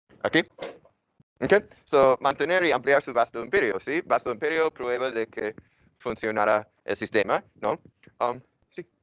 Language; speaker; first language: Spanish; non-native, fluent; English